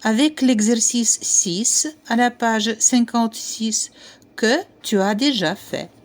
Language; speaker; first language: French; non-native, fluent; Ukrainian